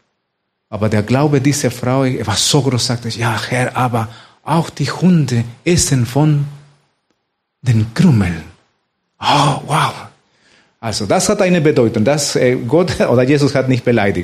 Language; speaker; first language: German; non-native, fluent; Spanish